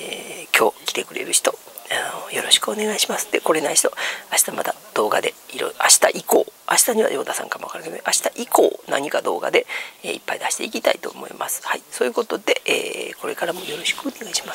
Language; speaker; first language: Japanese; native; Japanese